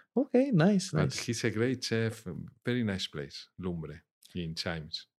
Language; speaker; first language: English; non-native, fluent; Spanish